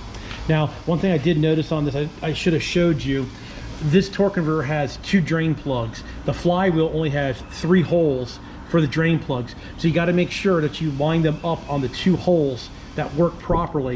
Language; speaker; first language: English; native; English